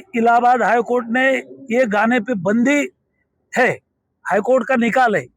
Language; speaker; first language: Hindi; non-native, local second language; Marathi